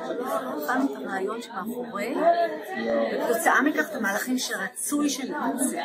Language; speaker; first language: Hebrew; native; Hebrew